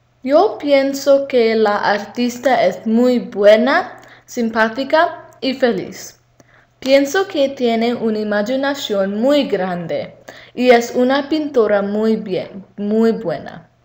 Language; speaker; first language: Spanish; non-native, learner; English